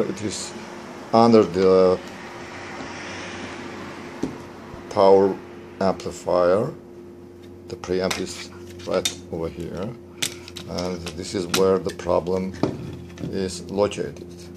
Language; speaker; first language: English; non-native, fluent; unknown